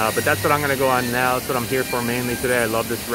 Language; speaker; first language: English; native; English